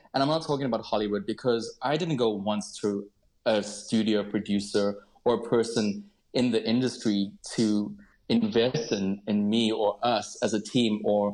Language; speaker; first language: English; native; English